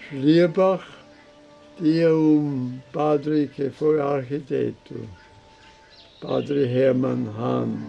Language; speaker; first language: Portuguese; non-native, fluent; German